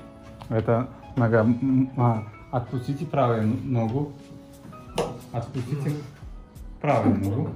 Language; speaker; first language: Russian; non-native, local second language; Uzbek